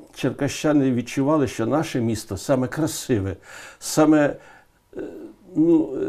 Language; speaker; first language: Ukrainian; native; Ukrainian